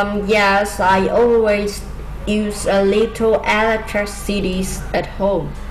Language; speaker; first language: English; non-native, learner; Vietnamese